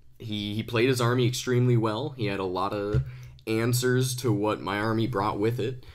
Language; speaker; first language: English; native; English